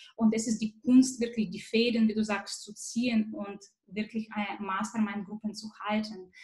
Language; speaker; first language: German; non-native, fluent; Bulgarian